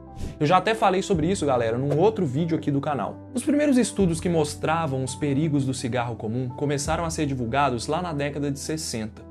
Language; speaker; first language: Portuguese; native; Portuguese